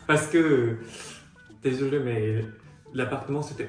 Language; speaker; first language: French; non-native, fluent; Korean